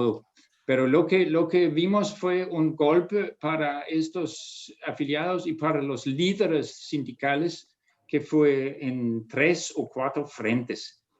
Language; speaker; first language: Spanish; non-native, fluent; Danish